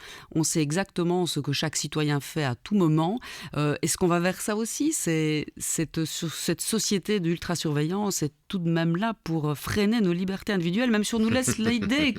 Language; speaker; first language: French; native; French